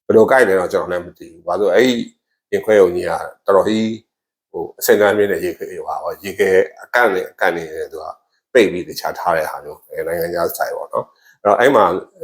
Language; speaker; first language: Burmese; native; Burmese